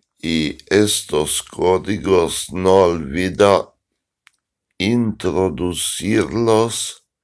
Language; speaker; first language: Spanish; non-native, learner; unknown